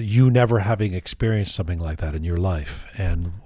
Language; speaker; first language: English; early bilingual, other home language; Persian